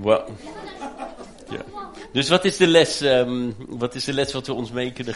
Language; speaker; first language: Dutch; native; Dutch